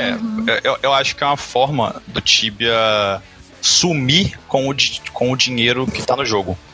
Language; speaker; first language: Portuguese; native; Portuguese